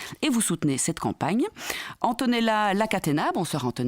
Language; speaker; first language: French; native; French